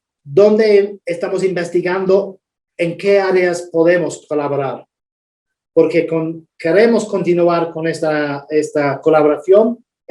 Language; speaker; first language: Spanish; non-native, fluent; English